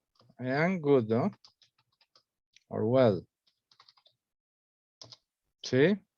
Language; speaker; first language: English; non-native, fluent; Spanish